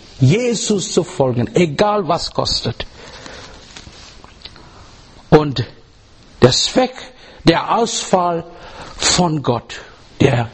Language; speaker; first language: German; non-native, learner; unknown